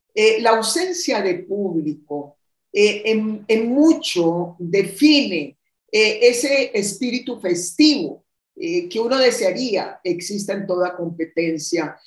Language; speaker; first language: Spanish; native; Spanish